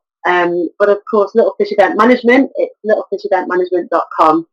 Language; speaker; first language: English; native; English